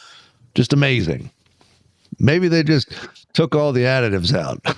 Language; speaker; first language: English; native; English